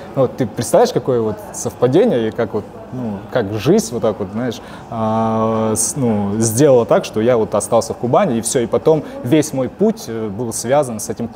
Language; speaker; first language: Russian; native; Russian